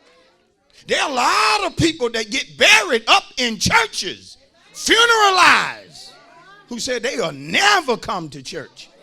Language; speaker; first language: English; native; English